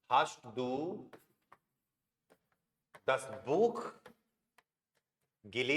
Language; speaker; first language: German; non-native, fluent; Hindi